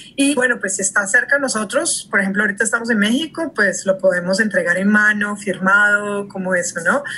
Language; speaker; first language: Spanish; early bilingual, heritage; Spanish